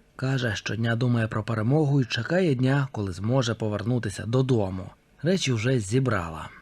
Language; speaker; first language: Ukrainian; native; Ukrainian